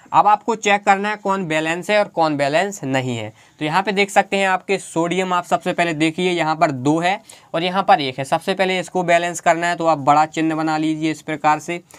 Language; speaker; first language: Hindi; native; Hindi